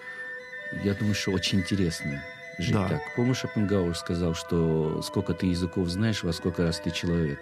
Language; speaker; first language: Russian; non-native, fluent; Chinese